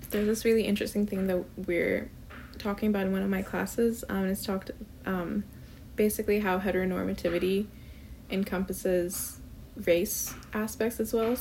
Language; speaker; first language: English; non-native, local second language; Urdu